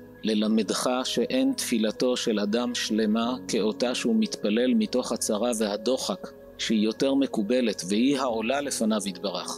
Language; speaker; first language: Hebrew; native; Hebrew